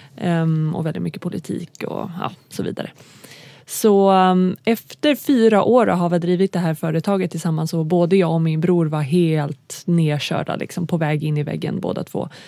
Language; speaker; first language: Swedish; native; Swedish